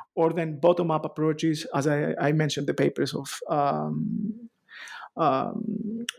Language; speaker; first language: English; non-native, fluent; Greek